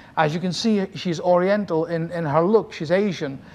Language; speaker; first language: English; native; English